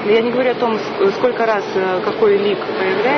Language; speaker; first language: Russian; native; Russian